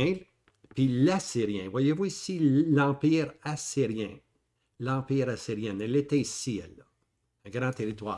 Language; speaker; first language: French; native; French